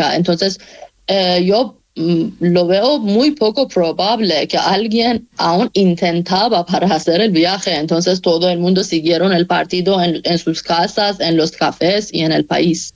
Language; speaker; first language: Spanish; non-native, fluent; Persian